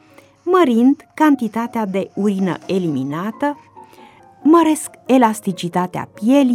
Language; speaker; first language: Romanian; native; Romanian